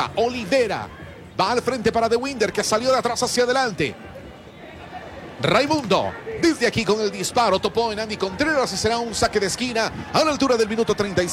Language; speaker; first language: Spanish; native; Spanish